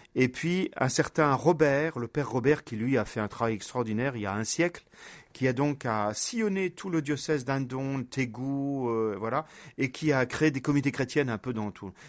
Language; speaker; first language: French; native; French